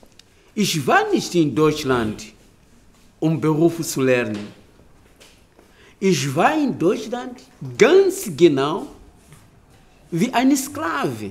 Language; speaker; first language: German; non-native, learner; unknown